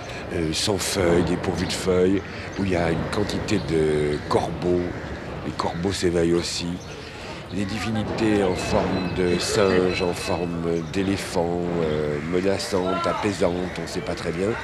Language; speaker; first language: French; native; French